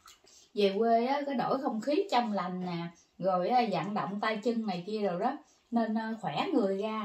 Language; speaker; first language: Vietnamese; native; Vietnamese